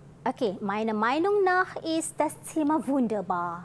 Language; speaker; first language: German; non-native, fluent; Malay